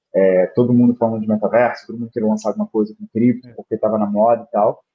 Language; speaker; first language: Portuguese; native; Portuguese